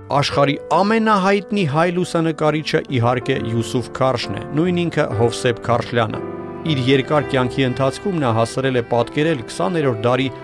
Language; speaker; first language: Armenian; native; Armenian